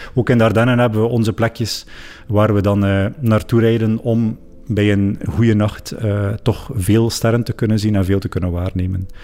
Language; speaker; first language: Dutch; native; Dutch